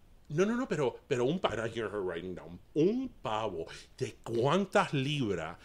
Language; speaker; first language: Spanish; early bilingual, heritage; Spanish